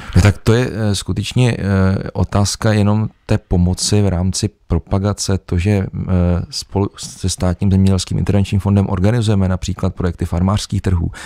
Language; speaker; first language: Czech; native; Czech